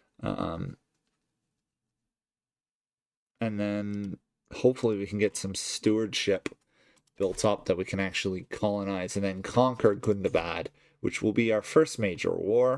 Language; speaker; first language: English; native; English